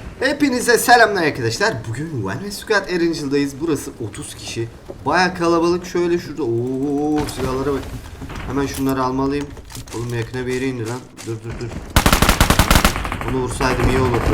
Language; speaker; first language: Turkish; native; Turkish